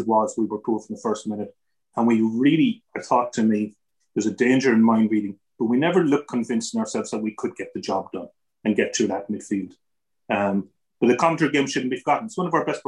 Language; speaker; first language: English; native; English